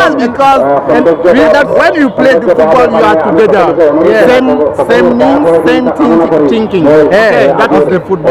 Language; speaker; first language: English; non-native, learner; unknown